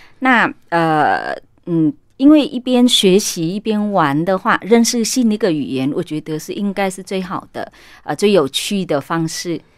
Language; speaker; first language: Chinese; non-native, fluent; Vietnamese